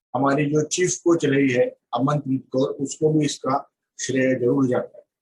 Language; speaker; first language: Hindi; non-native, local second language; Marathi